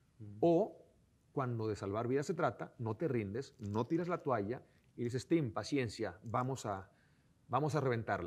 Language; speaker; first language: Spanish; native; Spanish